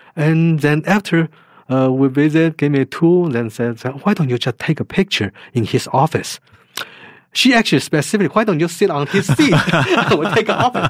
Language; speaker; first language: English; non-native, fluent; Chinese